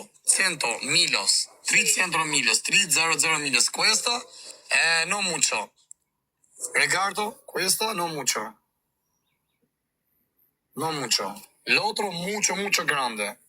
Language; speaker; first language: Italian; non-native, learner; Albanian